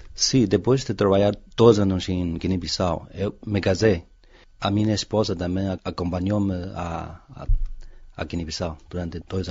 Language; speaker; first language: Portuguese; non-native, fluent; Chinese